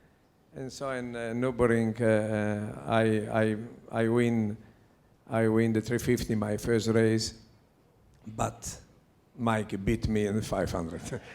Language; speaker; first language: English; non-native, learner; Italian